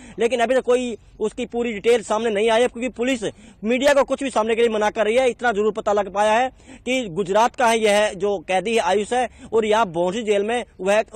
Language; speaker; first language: Hindi; native; Hindi